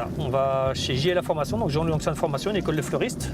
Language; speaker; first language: French; native; French